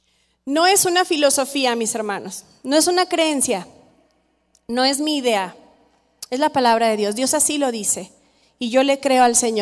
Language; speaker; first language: Spanish; native; Spanish